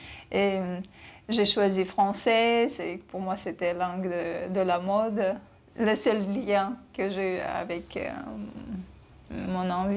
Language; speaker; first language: French; non-native, fluent; Chechen